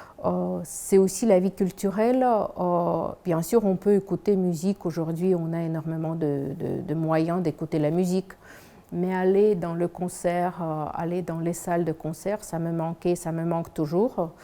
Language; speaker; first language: French; non-native, fluent; Russian